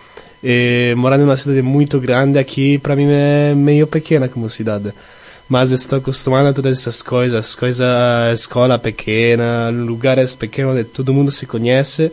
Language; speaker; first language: Portuguese; non-native, learner; Italian